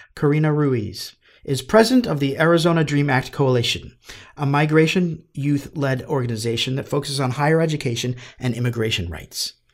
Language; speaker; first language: English; native; English